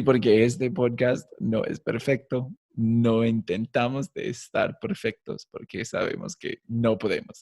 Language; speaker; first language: Spanish; non-native, fluent; English